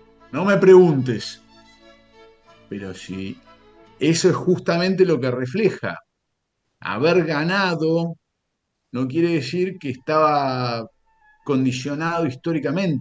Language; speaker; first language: Spanish; native; Spanish